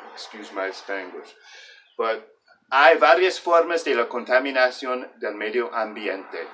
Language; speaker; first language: Spanish; non-native, fluent; English